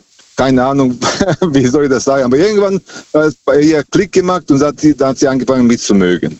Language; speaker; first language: German; native; German